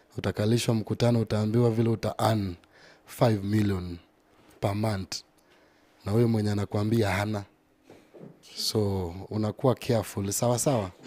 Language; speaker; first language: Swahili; non-native, local second language; Gusii